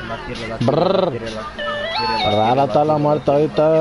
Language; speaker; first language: Spanish; early bilingual, heritage; Spanish